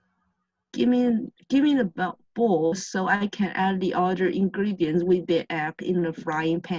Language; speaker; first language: English; non-native, learner; Chinese